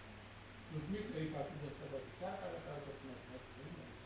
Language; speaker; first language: Greek; native; Greek